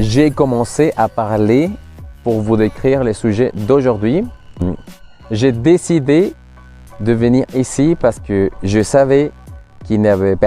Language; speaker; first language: French; non-native, fluent; Spanish